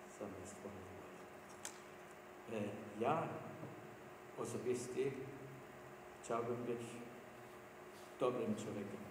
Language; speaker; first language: Polish; non-native, learner; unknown